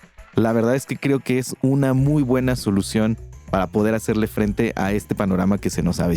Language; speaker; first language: Spanish; native; Spanish